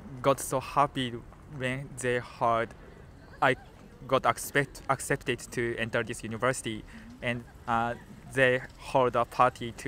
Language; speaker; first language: English; non-native, fluent; Japanese